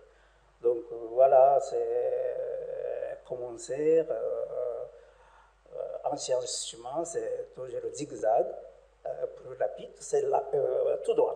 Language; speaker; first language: French; non-native, learner; Japanese